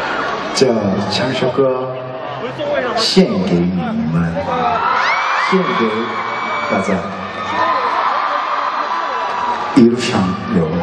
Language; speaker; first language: Chinese; non-native, learner; Korean